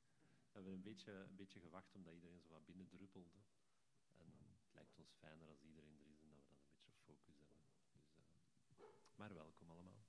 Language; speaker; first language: Dutch; native; Dutch